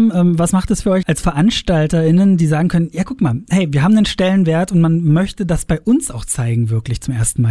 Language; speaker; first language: German; native; German